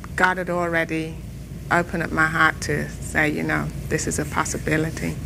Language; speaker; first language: English; native; English